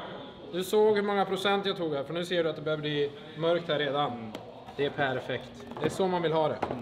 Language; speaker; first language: Swedish; native; Swedish